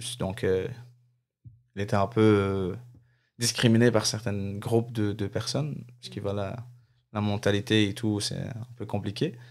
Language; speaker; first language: French; non-native, fluent; Arabic